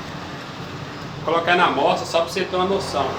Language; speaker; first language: Portuguese; native; Portuguese